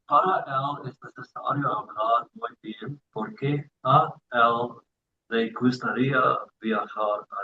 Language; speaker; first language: Spanish; non-native, learner; English